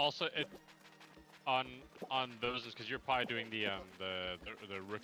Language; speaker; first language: English; native; English